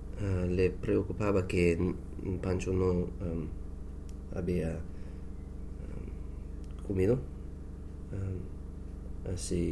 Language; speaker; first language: Spanish; non-native, learner; English